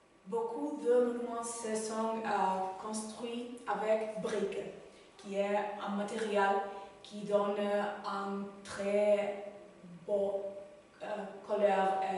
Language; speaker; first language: French; non-native, learner; Spanish